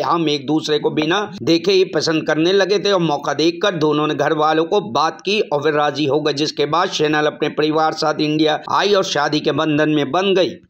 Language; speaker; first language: Hindi; native; Hindi